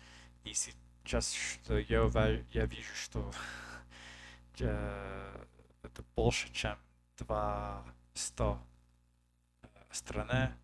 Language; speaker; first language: Russian; non-native, learner; English